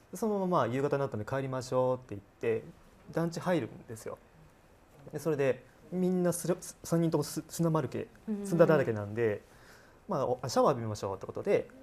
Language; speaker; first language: Japanese; native; Japanese